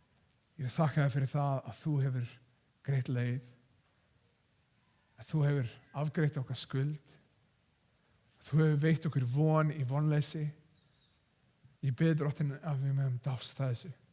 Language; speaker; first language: Icelandic; non-native, fluent; English